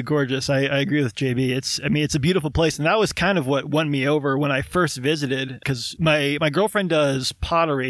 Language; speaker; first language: English; native; English